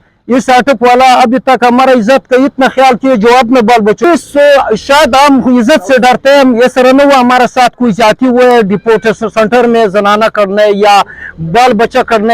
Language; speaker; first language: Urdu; non-native, learner; Pashto